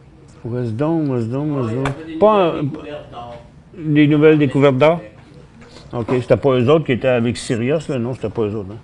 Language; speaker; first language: French; native; French